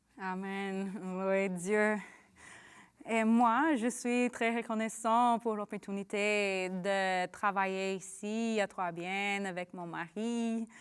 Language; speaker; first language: French; non-native, learner; English